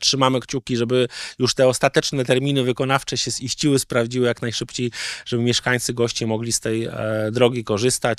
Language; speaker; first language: Polish; native; Polish